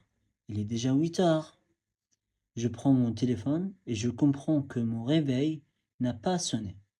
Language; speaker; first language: French; non-native, fluent; Arabic